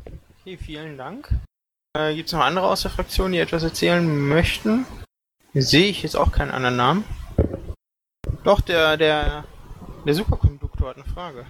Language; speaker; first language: German; native; German